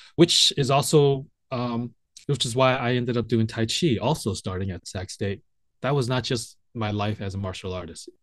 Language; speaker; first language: English; native; English